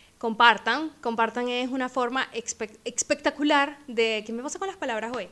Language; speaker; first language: Spanish; native; Spanish